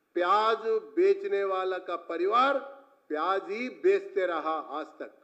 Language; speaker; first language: Hindi; non-native, local second language; Telugu